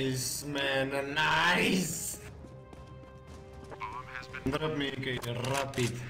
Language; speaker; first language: English; non-native, learner; Portuguese